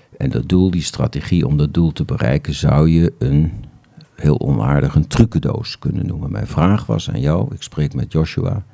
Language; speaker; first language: Dutch; native; Dutch